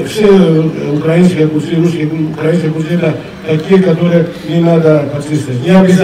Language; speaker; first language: Russian; non-native, learner; Greek